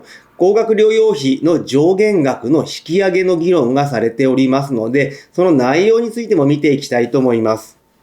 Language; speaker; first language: Japanese; native; Japanese